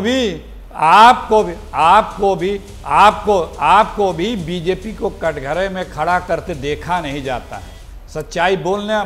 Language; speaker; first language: Hindi; native; Hindi